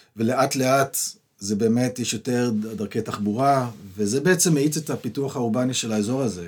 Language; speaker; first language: Hebrew; native; Hebrew